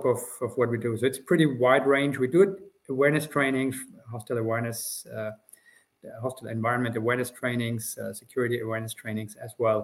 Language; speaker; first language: English; non-native, fluent; German